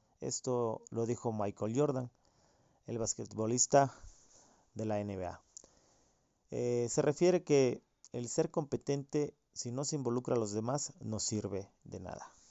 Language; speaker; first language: Spanish; native; Spanish